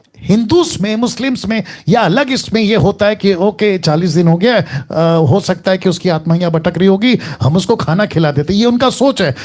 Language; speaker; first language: Hindi; native; Hindi